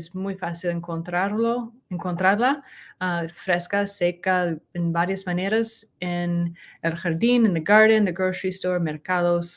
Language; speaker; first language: Spanish; non-native, learner; English